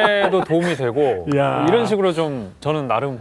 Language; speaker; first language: Korean; native; Korean